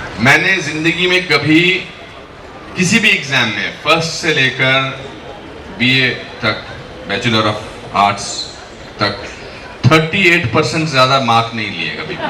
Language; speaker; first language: Hindi; native; Hindi